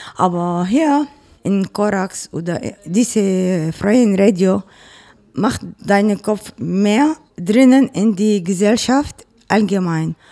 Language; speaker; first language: German; non-native, learner; Arabic